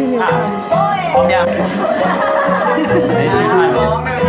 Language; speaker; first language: Japanese; non-native, learner; Thai